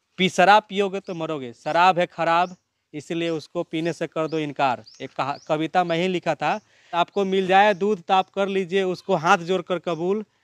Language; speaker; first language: Hindi; native; Hindi